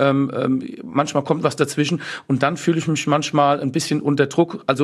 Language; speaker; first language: German; native; German